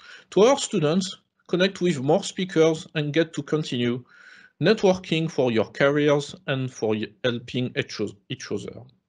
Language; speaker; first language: English; non-native, fluent; French